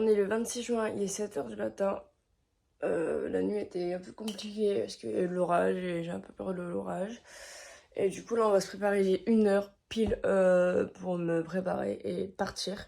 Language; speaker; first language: French; native; French